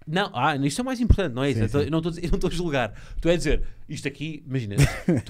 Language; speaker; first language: Portuguese; native; Portuguese